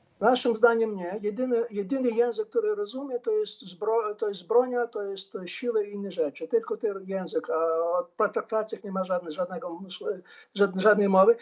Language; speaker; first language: Polish; non-native, fluent; Ukrainian